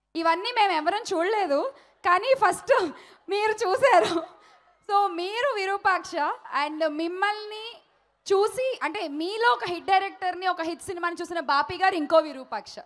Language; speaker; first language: Telugu; native; Telugu